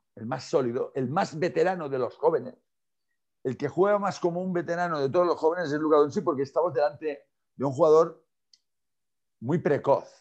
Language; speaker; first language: Spanish; non-native, local second language; Catalan